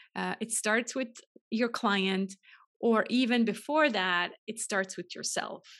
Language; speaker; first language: English; non-native, fluent; German